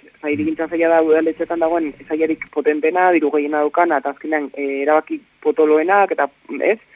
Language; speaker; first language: Basque; native; Basque